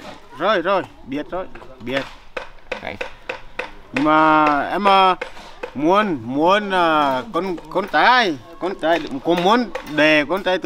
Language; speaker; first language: Vietnamese; non-native, learner; Portuguese